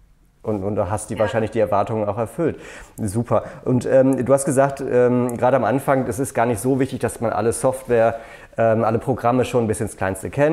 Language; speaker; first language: German; native; German